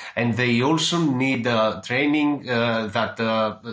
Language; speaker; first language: English; non-native, fluent; Greek